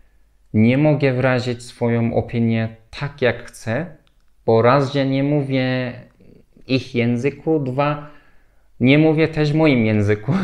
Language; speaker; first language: Polish; non-native, learner; Turkish